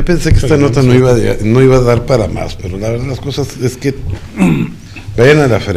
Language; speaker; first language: Spanish; native; Spanish